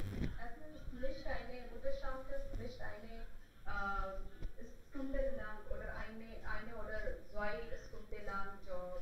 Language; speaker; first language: German; non-native, learner; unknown